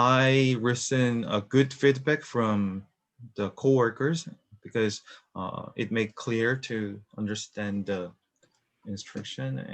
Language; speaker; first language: English; non-native, learner; Korean